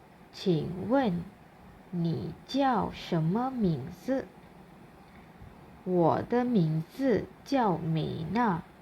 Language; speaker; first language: Chinese; non-native, fluent; Malay